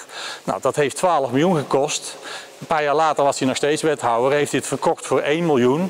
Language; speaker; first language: Dutch; native; Dutch